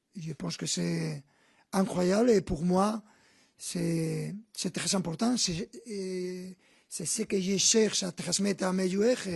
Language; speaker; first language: French; non-native, fluent; Spanish